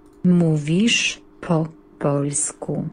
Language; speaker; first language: Polish; non-native, learner; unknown